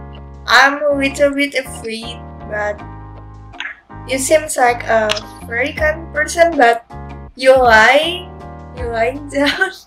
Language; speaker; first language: English; non-native, learner; Indonesian